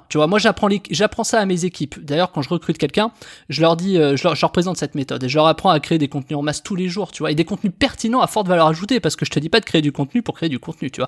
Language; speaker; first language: French; native; French